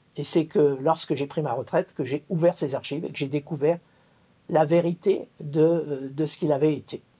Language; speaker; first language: French; native; French